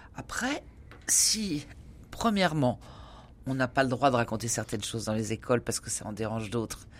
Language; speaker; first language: French; native; French